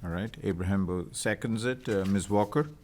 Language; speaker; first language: English; native; English